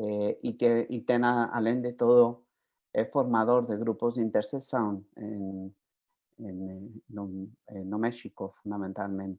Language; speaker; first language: Portuguese; non-native, fluent; Spanish